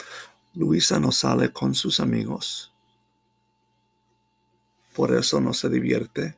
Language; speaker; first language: Spanish; non-native, fluent; English